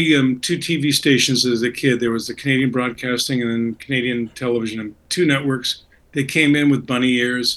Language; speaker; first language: English; native; English